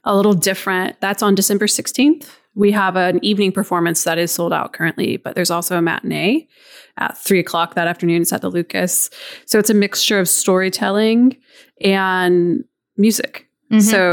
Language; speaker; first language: English; native; English